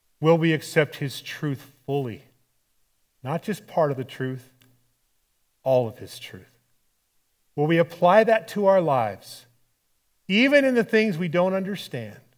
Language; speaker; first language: English; native; English